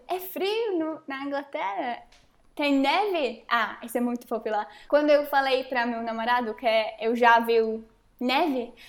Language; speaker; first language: Portuguese; non-native, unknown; English